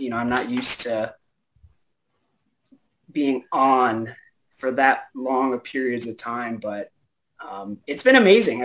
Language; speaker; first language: English; native; English